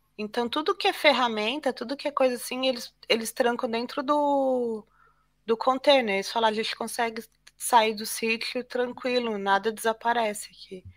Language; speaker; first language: Portuguese; native; Portuguese